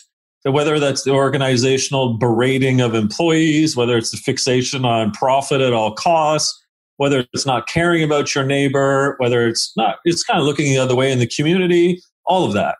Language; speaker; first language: English; native; English